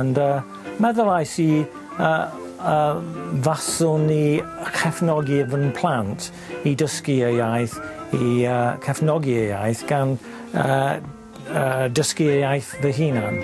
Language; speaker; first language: Welsh; non-native, learner; English